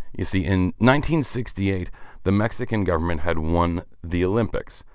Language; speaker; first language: English; native; English